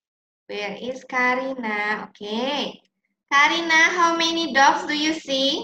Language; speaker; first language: English; non-native, learner; Indonesian